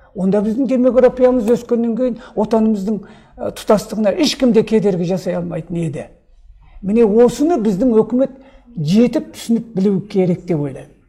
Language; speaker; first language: Kazakh; early bilingual, heritage; Kazakh